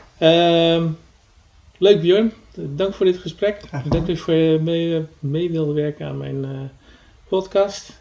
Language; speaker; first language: Dutch; native; Dutch